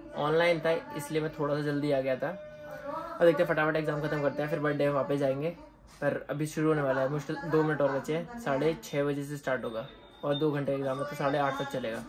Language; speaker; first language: Hindi; native; Hindi